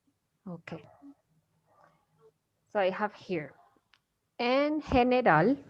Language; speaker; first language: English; non-native, fluent; Spanish